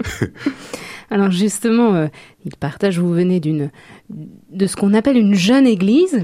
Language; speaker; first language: French; native; French